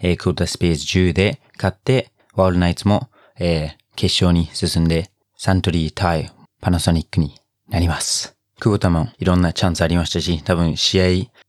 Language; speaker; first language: Japanese; non-native, fluent; English